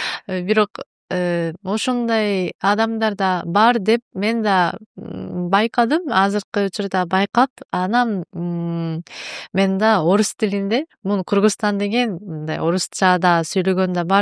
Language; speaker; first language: Kyrgyz; non-native, learner; Japanese